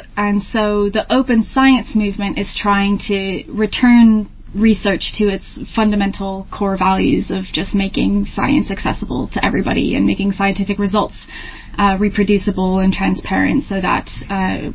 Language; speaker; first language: English; native; English